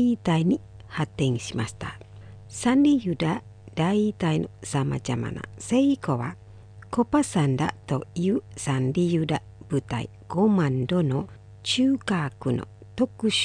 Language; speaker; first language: Japanese; non-native, fluent; Indonesian